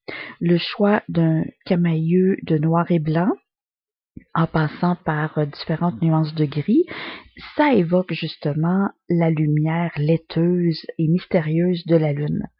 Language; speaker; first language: French; native; French